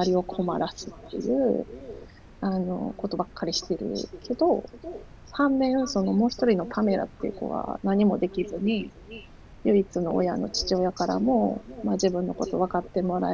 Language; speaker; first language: Japanese; native; Japanese